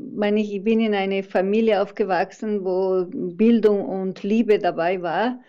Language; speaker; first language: German; non-native, fluent; Spanish